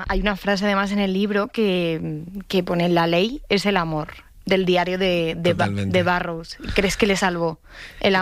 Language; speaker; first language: Spanish; native; Spanish